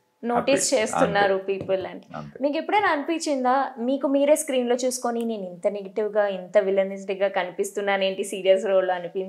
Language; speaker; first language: Telugu; native; Telugu